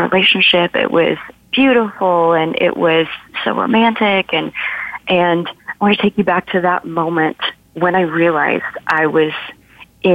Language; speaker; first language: English; native; English